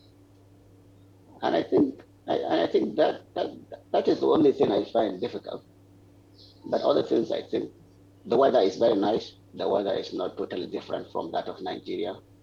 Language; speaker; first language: English; non-native, local second language; Hausa